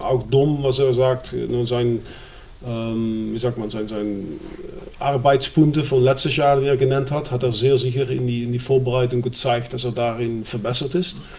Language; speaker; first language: German; non-native, fluent; Dutch